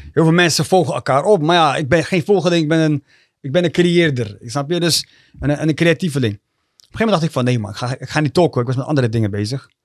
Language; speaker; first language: Dutch; early bilingual, other home language; Tigrinya